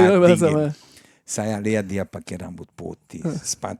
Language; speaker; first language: Indonesian; non-native, fluent; Serbian